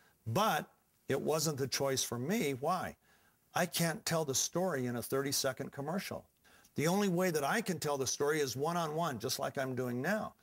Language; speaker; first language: English; native; English